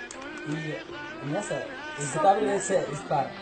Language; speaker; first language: Russian; non-native, learner; Arabic